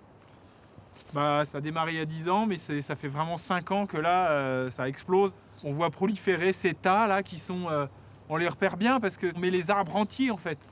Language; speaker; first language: French; native; French